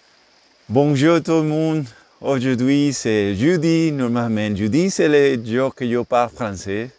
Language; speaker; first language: French; non-native, learner; English